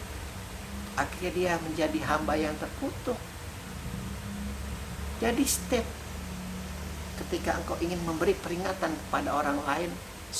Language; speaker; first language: Indonesian; native; Indonesian